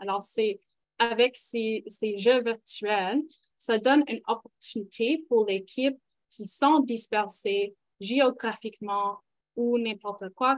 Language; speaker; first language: French; non-native, local second language; English